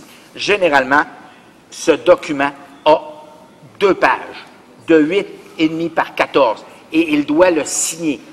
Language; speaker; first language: French; native; French